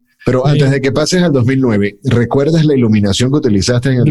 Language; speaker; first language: Spanish; native; Spanish